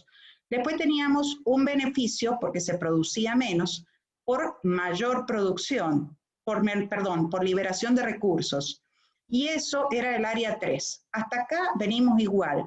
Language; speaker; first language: Spanish; native; Spanish